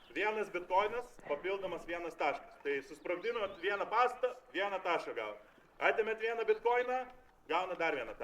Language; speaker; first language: Lithuanian; native; Lithuanian